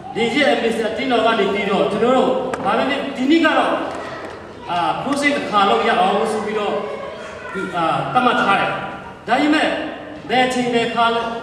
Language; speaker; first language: Burmese; non-native, local second language; Tedim Chin